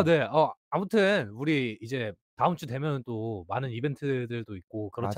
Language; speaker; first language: Korean; native; Korean